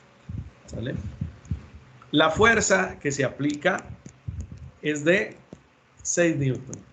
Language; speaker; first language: Spanish; native; Spanish